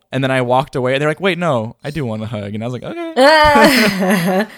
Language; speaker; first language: English; early bilingual, other home language; Italian